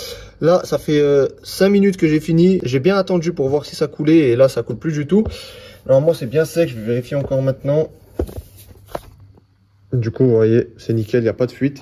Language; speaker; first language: French; native; French